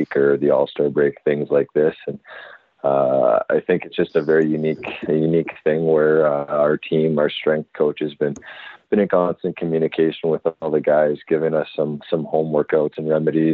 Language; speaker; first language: English; native; English